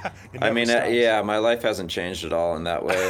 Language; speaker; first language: English; native; English